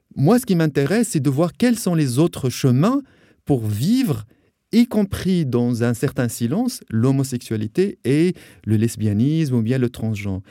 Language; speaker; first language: French; non-native, local second language; Arabic